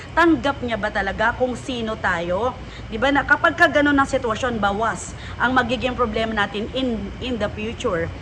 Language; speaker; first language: Filipino; native; Filipino